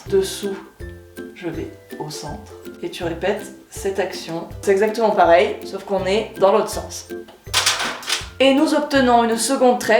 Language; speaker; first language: French; native; French